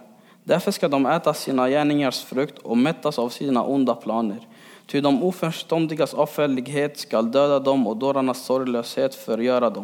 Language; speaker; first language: Swedish; early bilingual, other home language; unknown